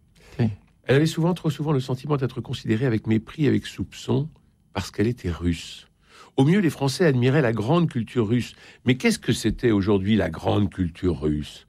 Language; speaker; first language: French; native; French